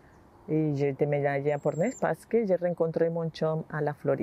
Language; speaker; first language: French; non-native, learner; Spanish